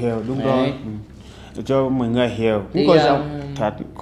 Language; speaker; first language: Vietnamese; non-native, learner; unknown